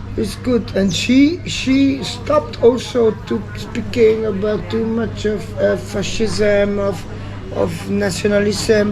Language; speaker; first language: English; non-native, learner; Italian